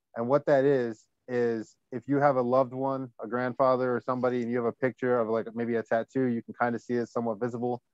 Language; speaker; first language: English; native; English